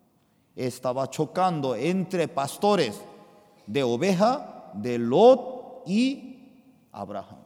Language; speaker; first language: Spanish; non-native, fluent; Korean